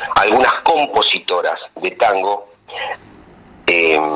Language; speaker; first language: Spanish; native; Spanish